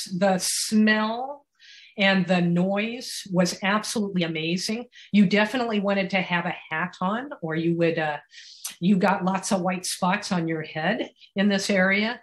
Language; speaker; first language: English; native; English